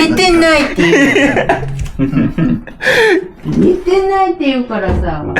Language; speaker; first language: Japanese; native; Japanese